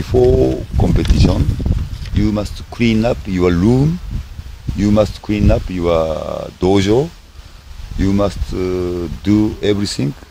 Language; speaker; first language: English; non-native, learner; Japanese